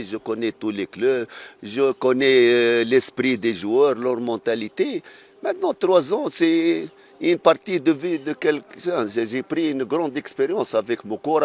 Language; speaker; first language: French; non-native, fluent; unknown